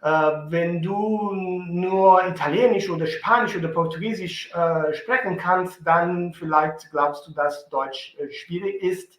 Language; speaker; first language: German; non-native, fluent; Italian